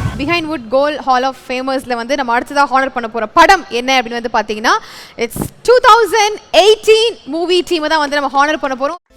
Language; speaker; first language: Tamil; native; Tamil